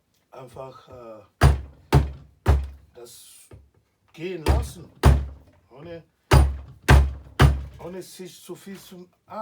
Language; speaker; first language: German; non-native, learner; Igbo